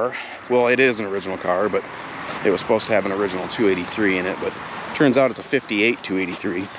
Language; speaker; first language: English; native; English